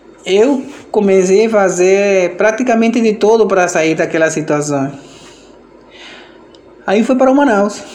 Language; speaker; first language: Portuguese; non-native, fluent; Spanish